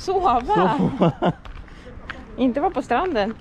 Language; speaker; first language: Swedish; native; Swedish